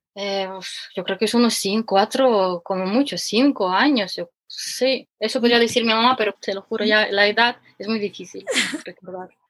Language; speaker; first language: Spanish; non-native, fluent; Ukrainian